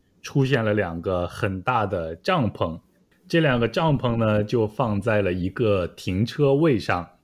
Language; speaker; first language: Chinese; native; Chinese